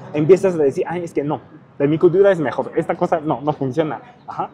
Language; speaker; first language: Spanish; non-native, fluent; Chinese